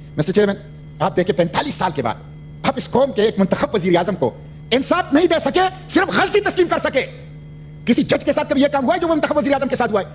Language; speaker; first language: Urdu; non-native, local second language; Pashto